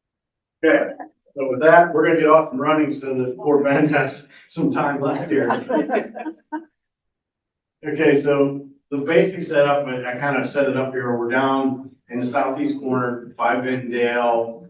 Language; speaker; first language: English; native; English